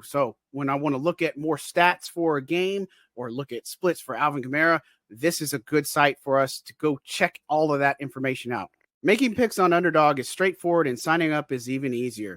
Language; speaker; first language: English; native; English